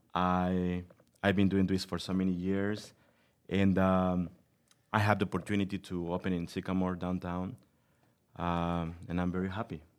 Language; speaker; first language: English; non-native, fluent; Spanish